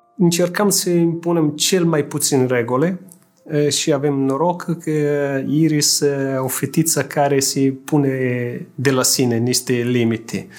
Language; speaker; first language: Romanian; non-native, fluent; Italian